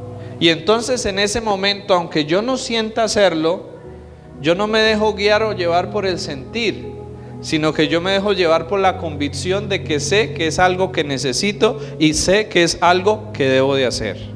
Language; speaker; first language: Spanish; native; Spanish